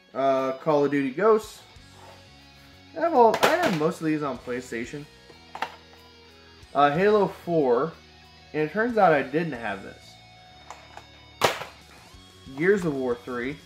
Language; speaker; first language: English; native; English